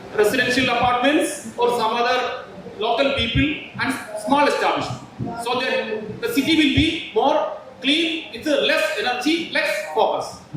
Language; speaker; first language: English; non-native, local second language; Malayalam